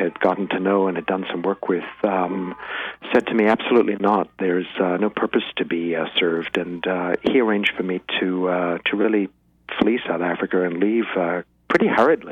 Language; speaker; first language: English; native; English